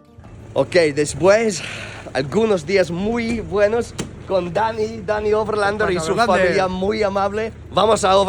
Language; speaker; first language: Spanish; non-native, learner; English